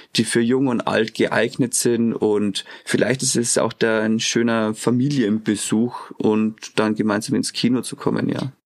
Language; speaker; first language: German; native; German